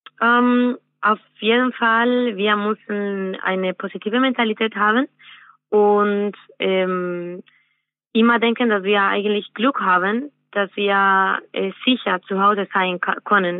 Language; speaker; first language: German; non-native, fluent; Spanish